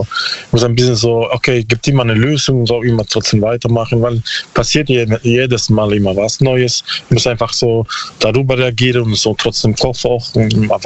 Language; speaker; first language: German; non-native, learner; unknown